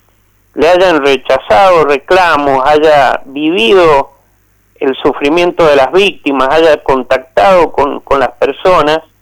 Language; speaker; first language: Spanish; native; Spanish